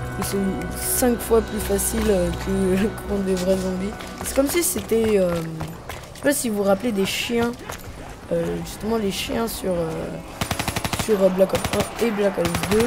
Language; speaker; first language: French; native; French